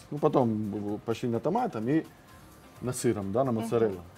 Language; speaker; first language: Russian; non-native, fluent; Italian